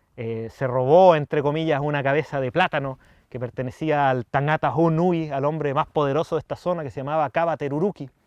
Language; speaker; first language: Spanish; native; Spanish